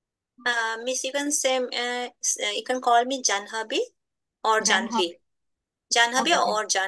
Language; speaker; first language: English; non-native, learner; Bangla